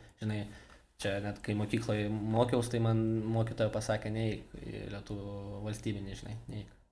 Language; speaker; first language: Lithuanian; non-native, local second language; Russian